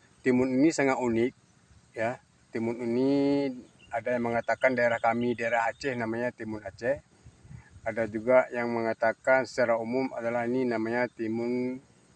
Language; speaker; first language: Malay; non-native, local second language; Achinese